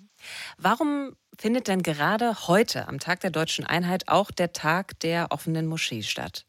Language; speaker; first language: German; native; German